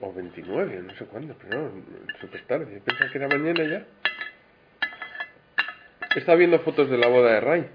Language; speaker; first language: Spanish; native; Spanish